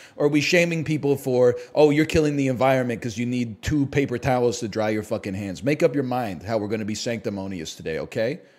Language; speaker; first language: English; native; English